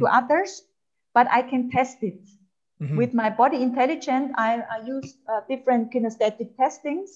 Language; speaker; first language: English; non-native, fluent; German